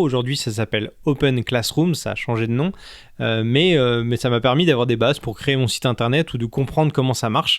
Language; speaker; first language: French; native; French